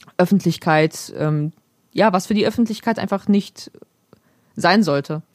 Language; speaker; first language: German; early bilingual, other home language; Polish